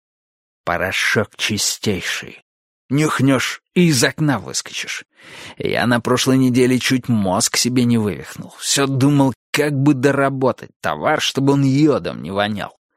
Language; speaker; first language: Russian; native; Russian